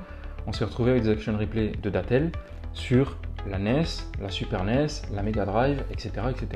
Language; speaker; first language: French; native; French